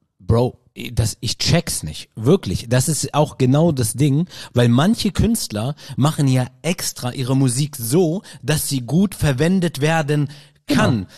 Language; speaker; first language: German; early bilingual, other home language; Arabic